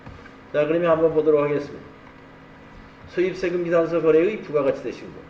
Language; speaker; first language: Korean; native; Korean